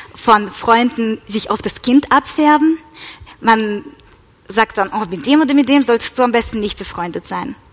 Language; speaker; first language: German; non-native, fluent; Russian